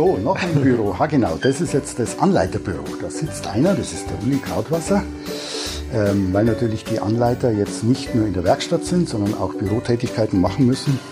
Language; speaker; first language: German; native; German